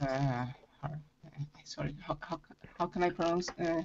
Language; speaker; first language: English; non-native, learner; Spanish